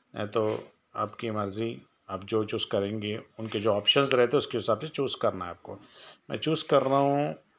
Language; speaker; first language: Hindi; non-native, local second language; Telugu